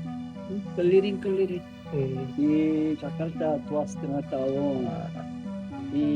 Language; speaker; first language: Indonesian; non-native, fluent; Korean